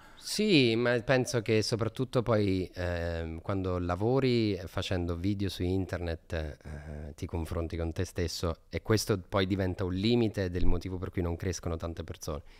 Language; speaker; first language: Italian; native; Italian